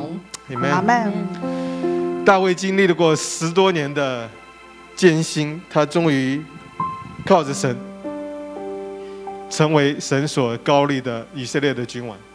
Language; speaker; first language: Chinese; native; Chinese